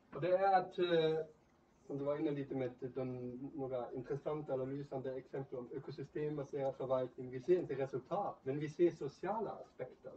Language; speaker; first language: Swedish; non-native, fluent; German